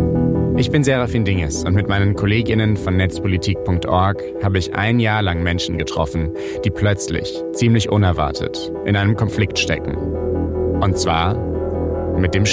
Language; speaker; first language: German; native; German